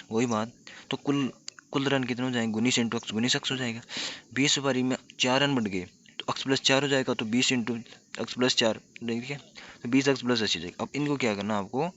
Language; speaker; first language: Hindi; native; Hindi